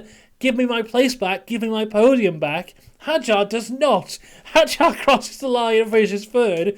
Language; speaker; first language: English; native; English